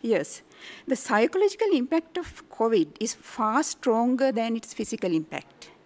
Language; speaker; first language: English; non-native, local second language; Sinhala